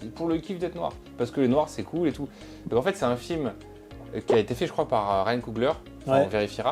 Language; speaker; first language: French; native; French